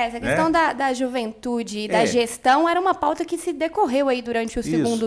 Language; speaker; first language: Portuguese; native; Portuguese